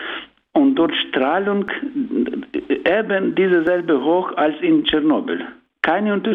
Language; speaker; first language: German; non-native, learner; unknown